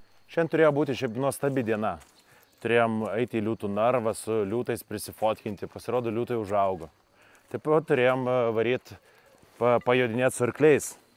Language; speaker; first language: Lithuanian; native; Lithuanian